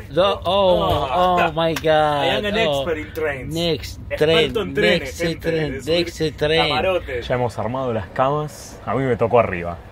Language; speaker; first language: Spanish; native; Spanish